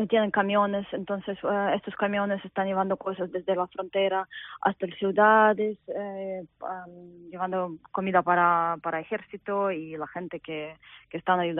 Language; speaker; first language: Spanish; non-native, fluent; Ukrainian